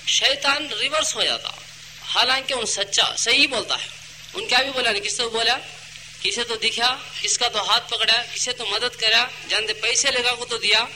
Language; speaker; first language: Urdu; native; Urdu